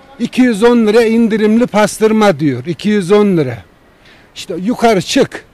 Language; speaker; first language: Turkish; native; Turkish